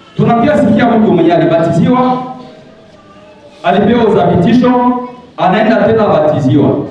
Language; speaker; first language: Swahili; native; Swahili